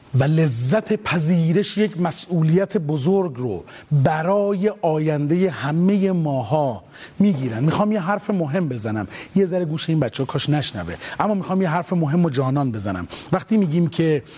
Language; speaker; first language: Persian; native; Persian